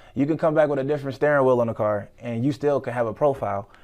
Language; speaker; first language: English; native; English